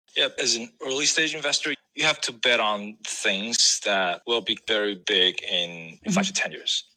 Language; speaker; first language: English; non-native, fluent; Chinese